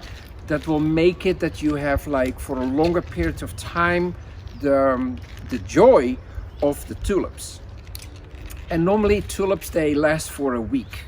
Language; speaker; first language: English; non-native, fluent; Dutch